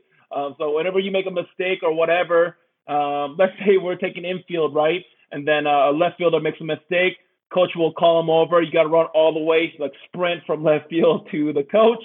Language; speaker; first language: English; early bilingual, other home language; Korean